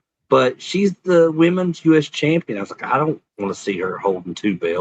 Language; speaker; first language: English; native; English